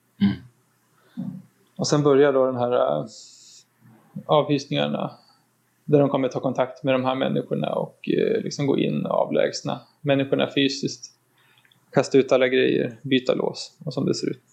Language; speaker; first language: Swedish; native; Swedish